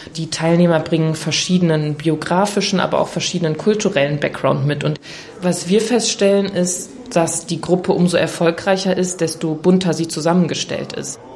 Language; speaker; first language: German; native; German